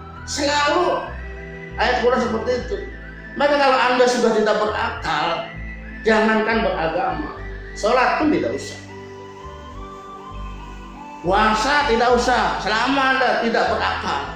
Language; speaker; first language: Indonesian; native; Indonesian